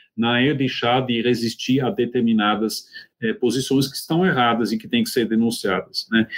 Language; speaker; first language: Portuguese; non-native, fluent; Swiss German